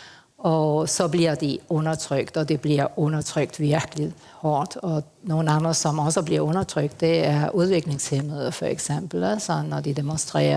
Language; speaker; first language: Danish; early bilingual, heritage; Spanish